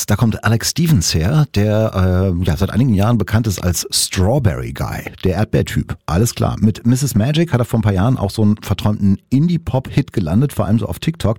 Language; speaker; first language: German; native; German